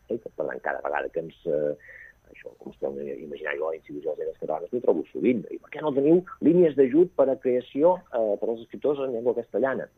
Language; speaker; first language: Catalan; native; Catalan